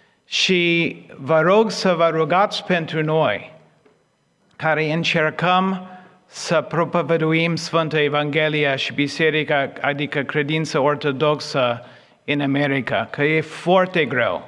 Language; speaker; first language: Romanian; non-native, fluent; English